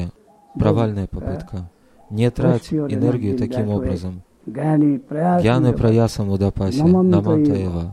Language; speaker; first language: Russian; native; Russian